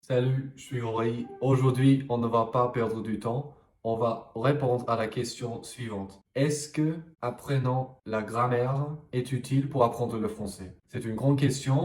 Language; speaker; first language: French; non-native, fluent; English